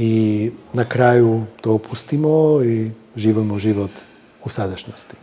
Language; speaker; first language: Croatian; non-native, fluent; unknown